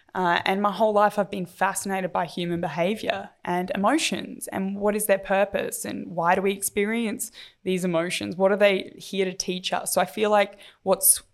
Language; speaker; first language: English; native; English